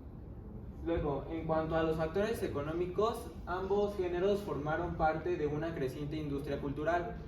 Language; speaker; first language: Spanish; native; Spanish